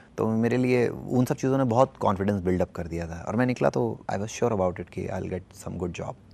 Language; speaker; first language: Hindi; native; Hindi